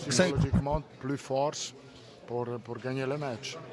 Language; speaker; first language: French; non-native, learner; Italian